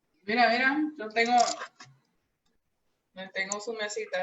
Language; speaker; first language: Spanish; early bilingual, heritage; Spanish